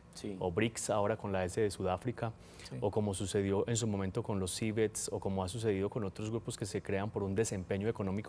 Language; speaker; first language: Spanish; native; Spanish